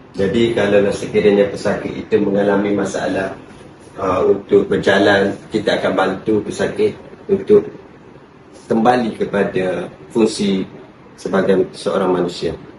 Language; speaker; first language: Malay; native; Malay